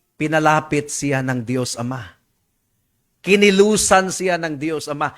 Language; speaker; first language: Filipino; non-native, local second language; Cebuano